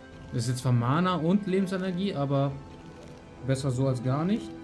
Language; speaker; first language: German; native; German